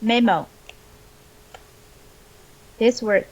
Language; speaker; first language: English; non-native, fluent; Vietnamese